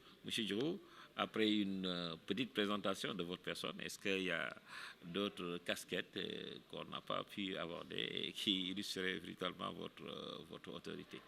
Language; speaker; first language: French; non-native, local second language; Wolof